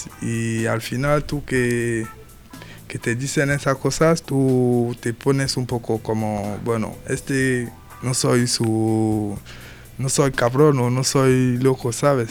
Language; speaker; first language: Spanish; non-native, learner; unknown